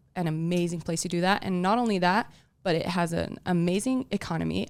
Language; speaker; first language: English; early bilingual, other home language; Tongan